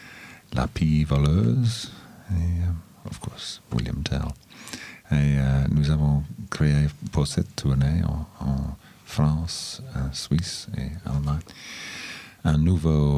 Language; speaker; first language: French; non-native, learner; English